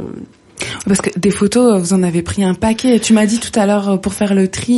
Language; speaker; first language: French; native; French